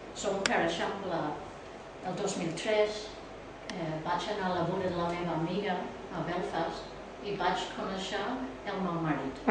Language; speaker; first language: Catalan; non-native, learner; English